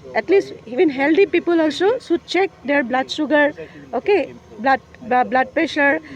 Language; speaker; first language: English; non-native, local second language; Telugu